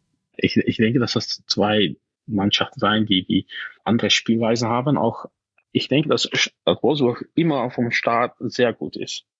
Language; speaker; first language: German; non-native, fluent; Dutch